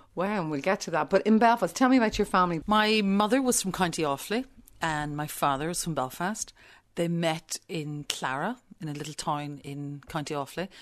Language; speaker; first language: English; native; English